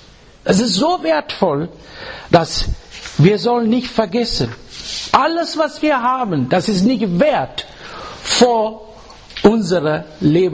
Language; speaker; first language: German; non-native, fluent; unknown